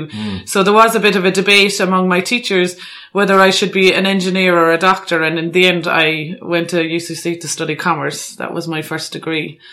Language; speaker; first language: English; native; English